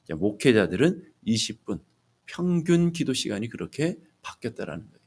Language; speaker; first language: Korean; native; Korean